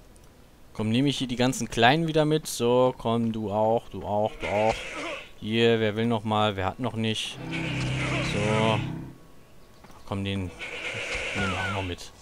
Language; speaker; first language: German; native; German